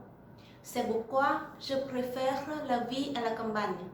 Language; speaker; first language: French; non-native, learner; Vietnamese